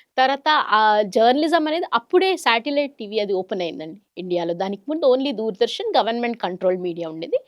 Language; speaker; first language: Telugu; non-native, local second language; Kannada